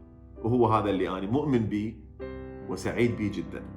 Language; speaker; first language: Arabic; native; Arabic